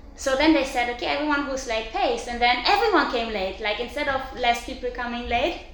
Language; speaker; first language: English; non-native, fluent; German